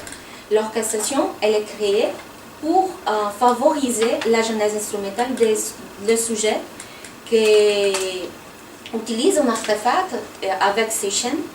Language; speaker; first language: French; non-native, fluent; Portuguese